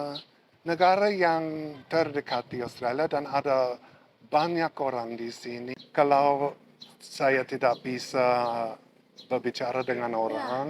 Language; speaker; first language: Indonesian; non-native, learner; English